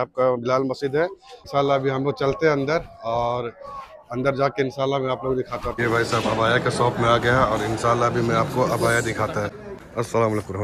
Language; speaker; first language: Hindi; native; Hindi